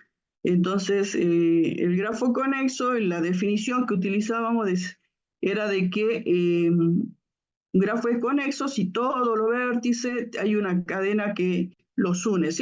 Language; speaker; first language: Spanish; native; Spanish